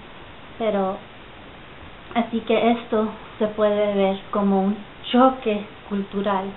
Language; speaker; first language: Spanish; early bilingual, heritage; Spanish